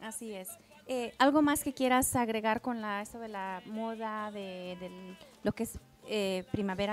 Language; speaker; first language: Spanish; native; Spanish